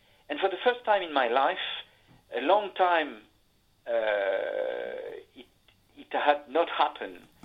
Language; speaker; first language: English; non-native, fluent; French